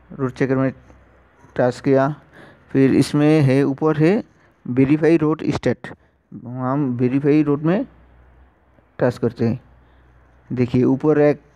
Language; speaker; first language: Hindi; non-native, learner; Bangla